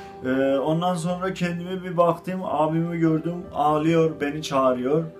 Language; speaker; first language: Turkish; non-native, learner; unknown